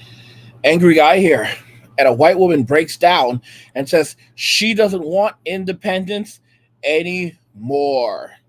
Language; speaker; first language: English; native; English